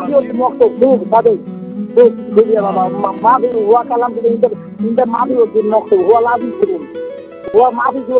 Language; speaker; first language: Arabic; non-native, learner; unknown